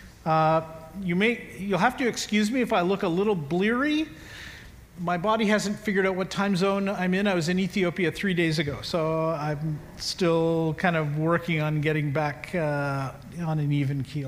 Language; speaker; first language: English; native; English